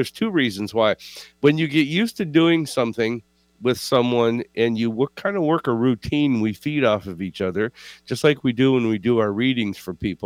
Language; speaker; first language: English; native; English